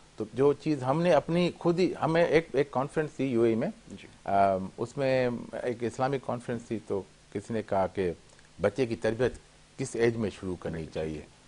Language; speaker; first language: Urdu; native; Urdu